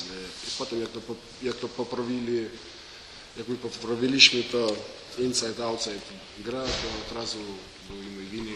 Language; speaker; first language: Polish; non-native, learner; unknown